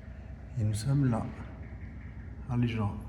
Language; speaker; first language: French; early bilingual, heritage; Portuguese